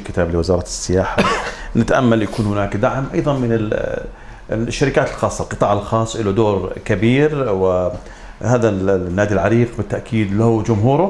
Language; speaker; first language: Arabic; native; Arabic